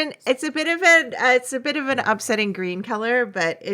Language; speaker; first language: English; native; English